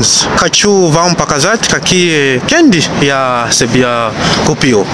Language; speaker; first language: Russian; non-native, learner; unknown